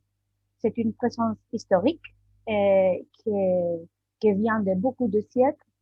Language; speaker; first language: French; non-native, learner; Spanish